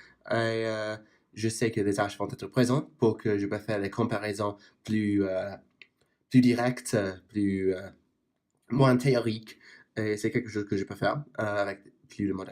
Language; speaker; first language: French; non-native, fluent; English